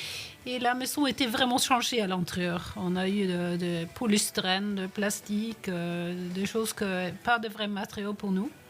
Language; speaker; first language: French; non-native, fluent; Norwegian